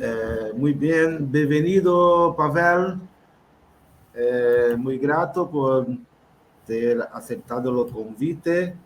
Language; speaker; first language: Spanish; non-native, learner; Portuguese